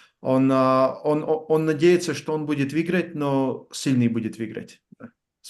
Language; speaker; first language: Russian; non-native, learner; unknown